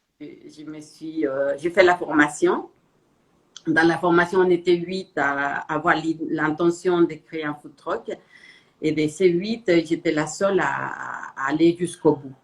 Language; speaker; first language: French; non-native, fluent; Spanish